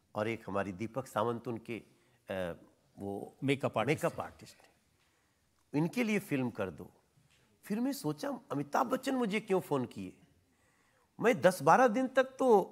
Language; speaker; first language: Hindi; native; Hindi